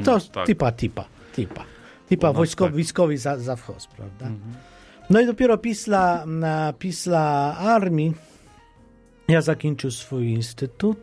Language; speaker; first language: Polish; non-native, fluent; Ukrainian